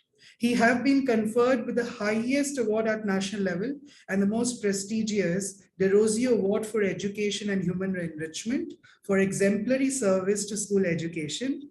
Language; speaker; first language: English; non-native, local second language; Hindi